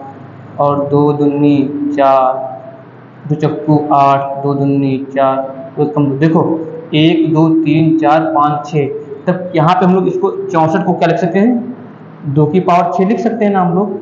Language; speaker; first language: Hindi; native; Hindi